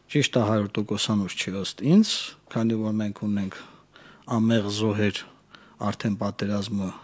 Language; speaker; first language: Armenian; native; Armenian